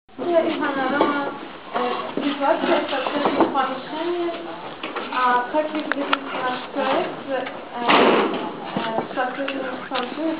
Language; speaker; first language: Russian; non-native, learner; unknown